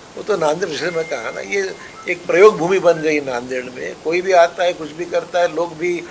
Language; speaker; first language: Hindi; non-native, local second language; Marathi